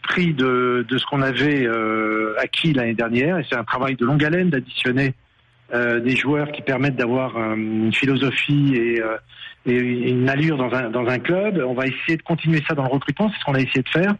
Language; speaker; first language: French; native; French